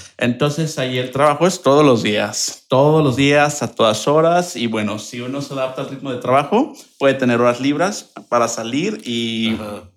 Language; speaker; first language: Spanish; native; Spanish